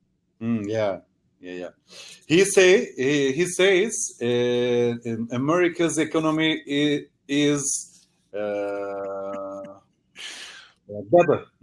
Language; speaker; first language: English; non-native, learner; Turkish